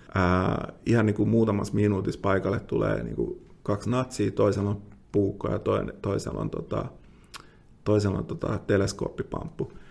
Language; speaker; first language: Finnish; native; Finnish